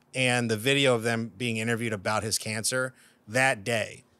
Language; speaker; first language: English; native; English